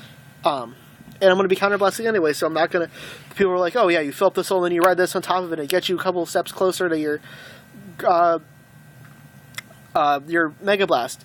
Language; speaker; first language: English; native; English